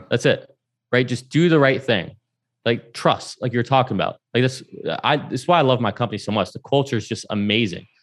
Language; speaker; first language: English; native; English